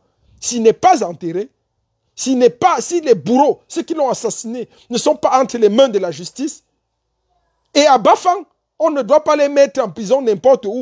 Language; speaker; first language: French; native; French